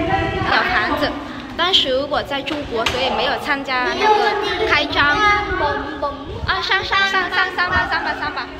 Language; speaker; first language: Chinese; non-native, fluent; Vietnamese